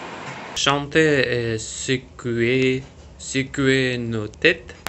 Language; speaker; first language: French; non-native, learner; Russian